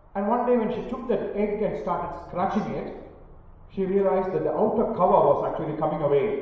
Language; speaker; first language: English; non-native, local second language; Malayalam